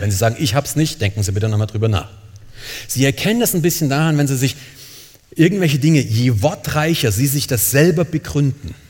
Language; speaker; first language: German; native; German